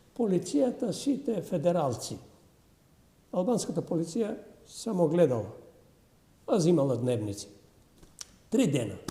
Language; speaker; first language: Macedonian; non-native, local second language; Albanian